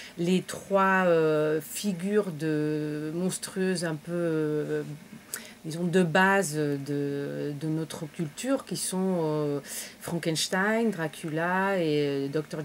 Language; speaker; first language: French; non-native, fluent; Spanish